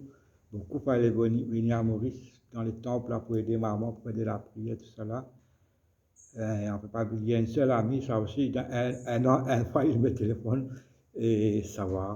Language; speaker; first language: French; non-native, local second language; Morisyen